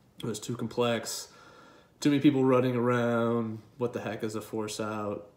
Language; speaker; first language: English; native; English